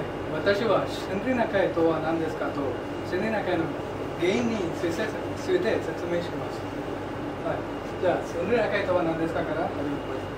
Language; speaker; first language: Japanese; non-native, learner; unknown